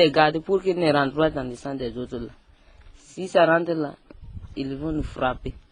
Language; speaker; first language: French; non-native, local second language; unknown